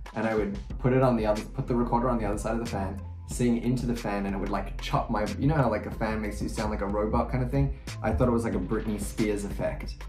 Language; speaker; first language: English; native; English